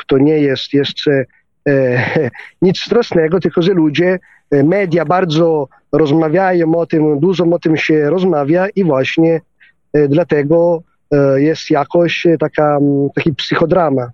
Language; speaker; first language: Polish; non-native, fluent; Italian